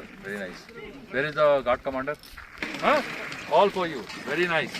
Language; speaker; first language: English; non-native, local second language; Hindi